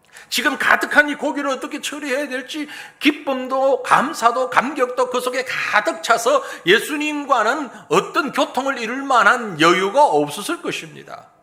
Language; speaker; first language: Korean; native; Korean